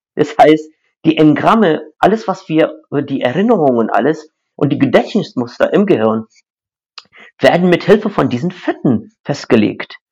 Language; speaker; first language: German; non-native, fluent; English